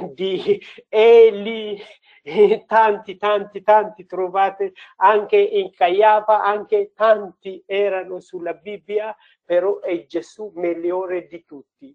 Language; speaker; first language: Italian; non-native, learner; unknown